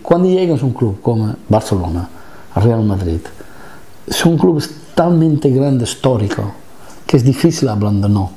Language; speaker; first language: Spanish; non-native, fluent; Italian